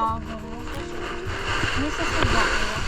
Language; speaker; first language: Korean; non-native, learner; Filipino